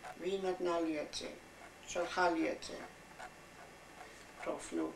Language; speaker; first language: Hebrew; non-native, fluent; German